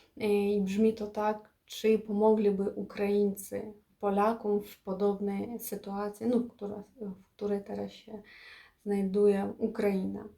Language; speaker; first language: Polish; non-native, fluent; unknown